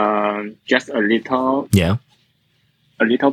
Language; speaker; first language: English; non-native, learner; Chinese